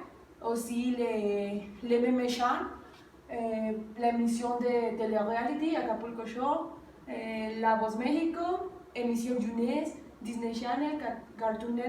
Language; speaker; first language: French; non-native, learner; Spanish